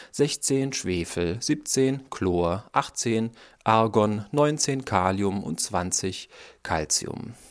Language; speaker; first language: German; native; German